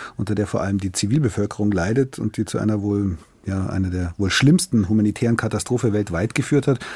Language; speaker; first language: German; native; German